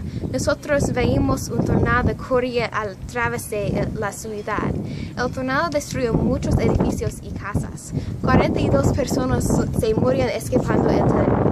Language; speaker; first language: Spanish; non-native, learner; English